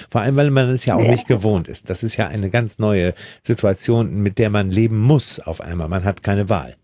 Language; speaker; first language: German; native; German